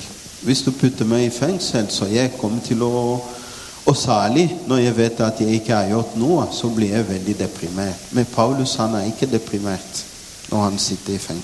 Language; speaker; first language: Norwegian; non-native, fluent; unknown